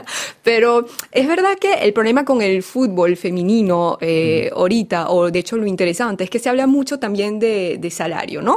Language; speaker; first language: Spanish; native; Spanish